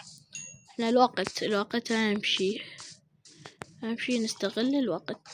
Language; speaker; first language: Arabic; native; Arabic